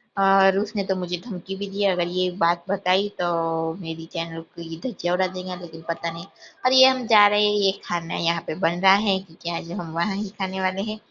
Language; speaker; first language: Hindi; non-native, local second language; Gujarati